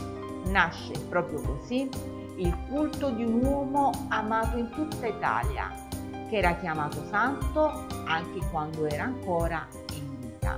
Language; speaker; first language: Italian; native; Italian